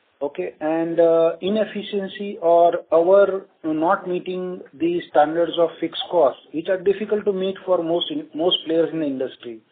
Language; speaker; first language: English; non-native, local second language; Gujarati